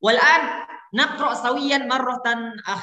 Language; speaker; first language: Arabic; non-native, fluent; Indonesian